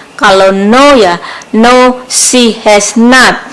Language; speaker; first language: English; non-native, fluent; Indonesian